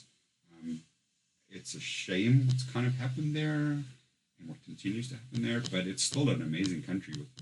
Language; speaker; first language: English; native; English